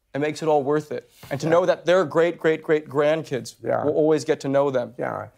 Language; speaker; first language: English; native; English